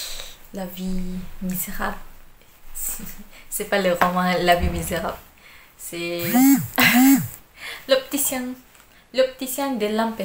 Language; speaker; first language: French; non-native, learner; Malay